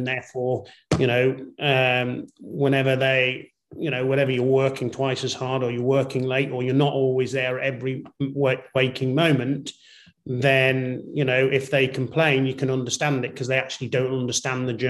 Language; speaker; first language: English; native; English